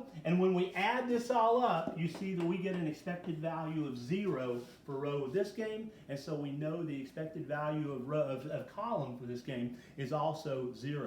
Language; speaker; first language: English; native; English